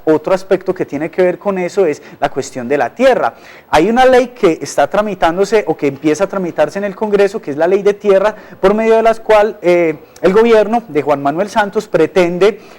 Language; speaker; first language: Spanish; native; Spanish